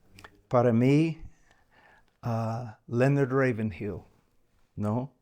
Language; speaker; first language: Spanish; non-native, fluent; English